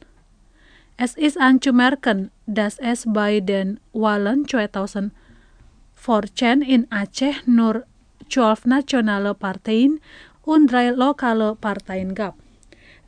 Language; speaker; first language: German; non-native, fluent; Indonesian